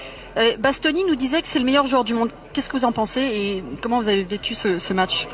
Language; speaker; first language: French; native; French